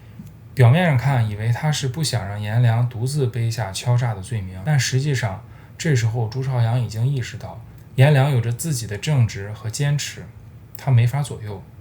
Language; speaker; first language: Chinese; native; Chinese